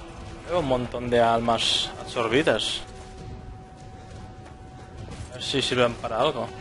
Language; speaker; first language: Spanish; native; Spanish